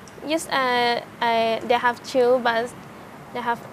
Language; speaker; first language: English; non-native, learner; Thai